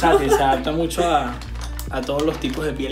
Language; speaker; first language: Spanish; native; Spanish